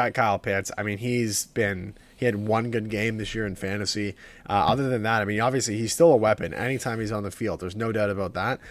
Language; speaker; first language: English; native; English